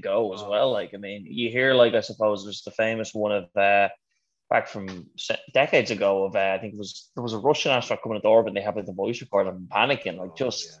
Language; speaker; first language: English; native; English